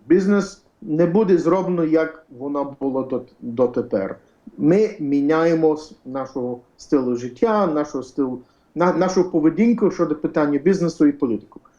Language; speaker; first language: Ukrainian; early bilingual, heritage; Ukrainian